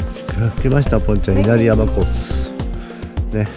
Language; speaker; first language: Japanese; native; Japanese